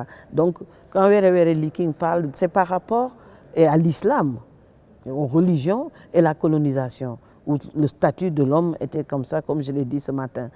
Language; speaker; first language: French; non-native, local second language; Wolof